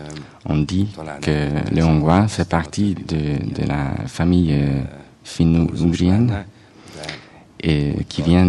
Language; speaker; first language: French; non-native, fluent; Hungarian